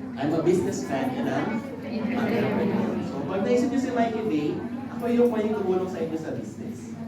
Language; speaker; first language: Filipino; native; Filipino